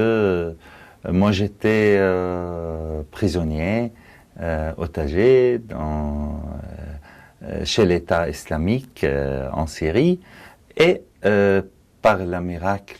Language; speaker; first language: French; non-native, fluent; Arabic